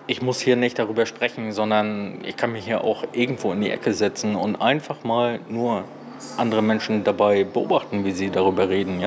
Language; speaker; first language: German; native; German